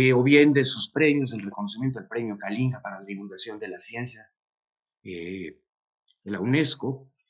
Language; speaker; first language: Spanish; native; Spanish